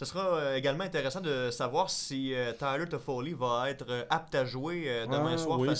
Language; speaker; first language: French; native; French